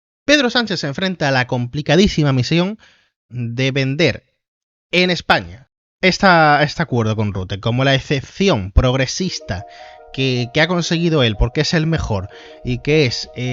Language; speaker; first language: Spanish; native; Spanish